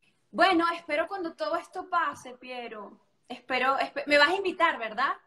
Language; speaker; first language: Spanish; native; Spanish